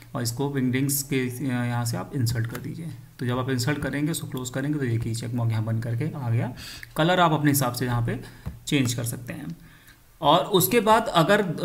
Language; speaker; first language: Hindi; native; Hindi